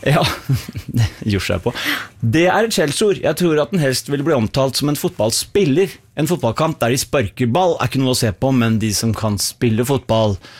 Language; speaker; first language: Norwegian; native; Norwegian